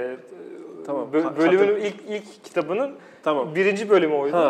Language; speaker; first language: Turkish; native; Turkish